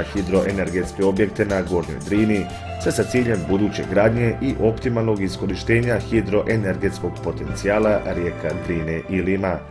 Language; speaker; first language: Bosnian; native; Bosnian